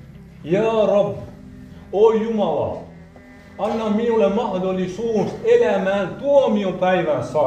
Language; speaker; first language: Finnish; non-native, fluent; Arabic